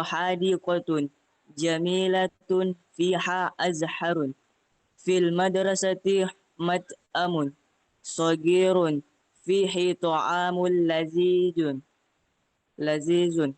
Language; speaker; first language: Arabic; non-native, learner; Indonesian